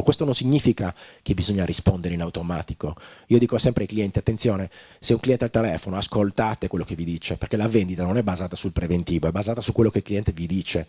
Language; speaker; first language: Italian; native; Italian